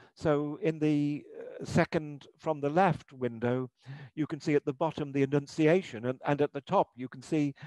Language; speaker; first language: English; native; English